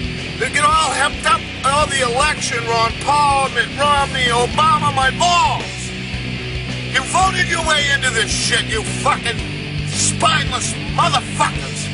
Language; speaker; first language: English; native; English